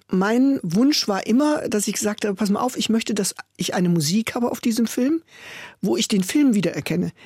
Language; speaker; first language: German; native; German